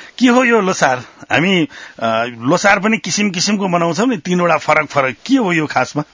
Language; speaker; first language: Nepali; native; Nepali